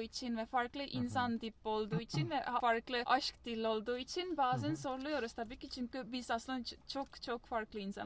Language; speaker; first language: Turkish; non-native, fluent; Estonian